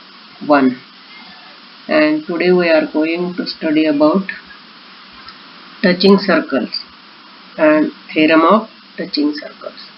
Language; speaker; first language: English; non-native, local second language; Marathi